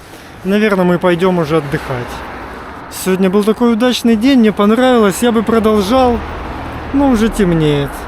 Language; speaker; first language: Russian; native; Russian